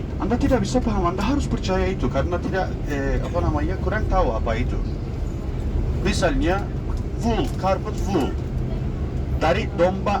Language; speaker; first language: Indonesian; non-native, fluent; Turkish